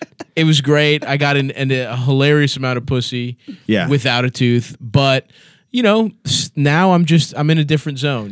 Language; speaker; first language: English; native; English